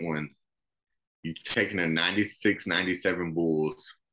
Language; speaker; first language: English; native; English